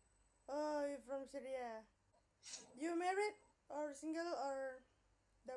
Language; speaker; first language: English; non-native, learner; Indonesian